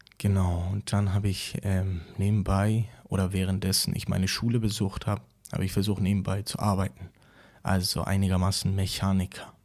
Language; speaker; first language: German; non-native, fluent; Persian